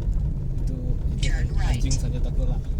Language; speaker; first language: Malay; non-native, local second language; Chinese